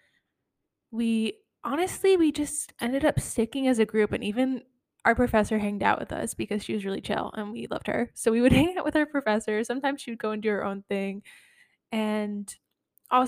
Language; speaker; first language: English; native; English